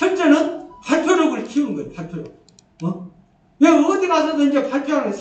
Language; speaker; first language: Korean; native; Korean